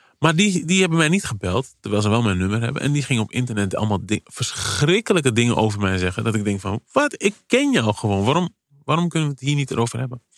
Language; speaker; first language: Dutch; early bilingual, other home language; Kabuverdianu